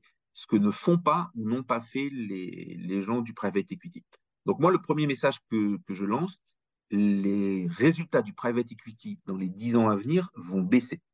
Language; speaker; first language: French; native; French